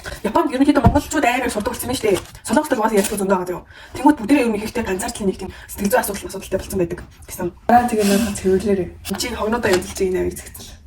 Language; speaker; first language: Mongolian; early bilingual, heritage; Mongolian